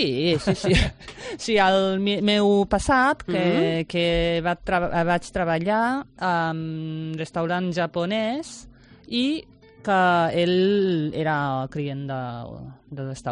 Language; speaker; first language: Catalan; non-native, learner; Japanese